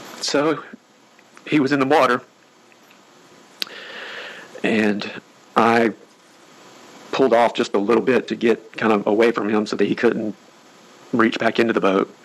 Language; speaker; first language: English; native; English